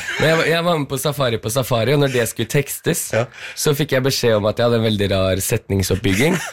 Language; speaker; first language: Norwegian; early bilingual, heritage; Norwegian